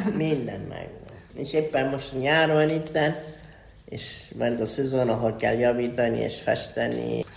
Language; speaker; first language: Hungarian; early bilingual, heritage; Hungarian